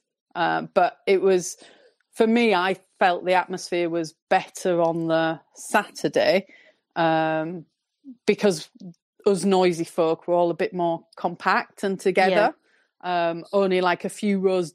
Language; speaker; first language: English; native; English